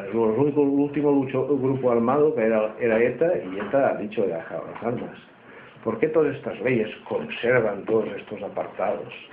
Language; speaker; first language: Spanish; native; Spanish